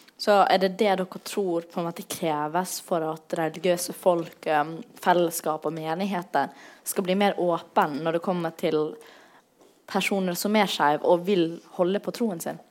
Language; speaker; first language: Norwegian; native; Norwegian